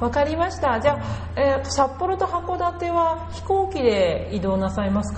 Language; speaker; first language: Japanese; native; Japanese